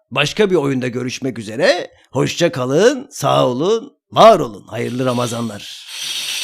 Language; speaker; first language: Turkish; non-native, local second language; Kurdish